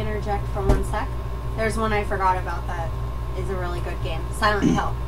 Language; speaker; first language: English; native; English